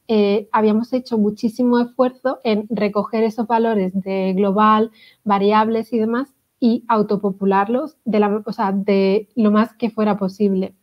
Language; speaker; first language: Spanish; native; Spanish